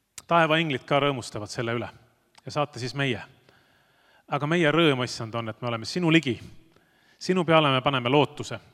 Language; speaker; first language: Estonian; native; Estonian